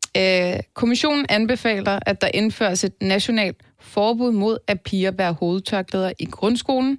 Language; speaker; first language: Danish; early bilingual, other home language; Turkish